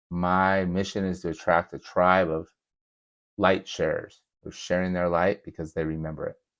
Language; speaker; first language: English; native; English